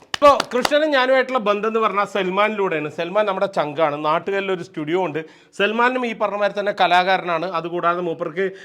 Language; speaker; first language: Malayalam; native; Malayalam